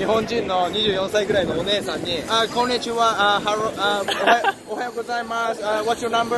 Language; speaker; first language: Japanese; native; Japanese